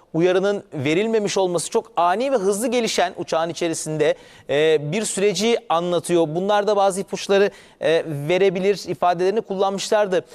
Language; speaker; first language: Turkish; native; Turkish